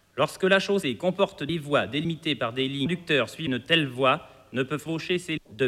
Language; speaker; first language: French; native; French